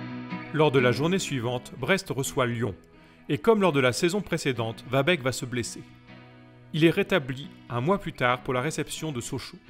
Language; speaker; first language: French; native; French